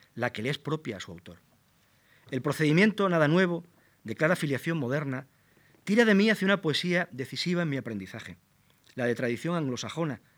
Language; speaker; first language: Spanish; native; Spanish